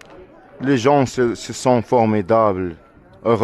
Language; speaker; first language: French; non-native, learner; Arabic